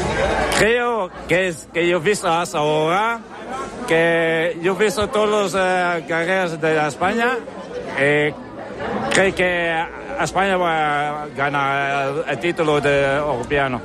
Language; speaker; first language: Spanish; non-native, learner; Dutch